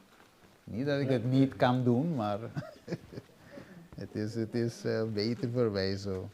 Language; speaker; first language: Dutch; non-native, fluent; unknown